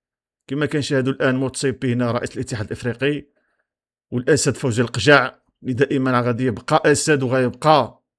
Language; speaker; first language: Arabic; native; Arabic